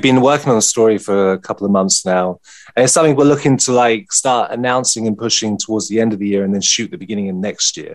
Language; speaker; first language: English; native; English